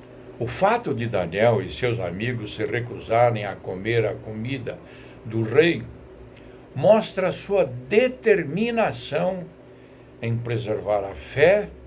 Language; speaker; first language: Portuguese; native; Portuguese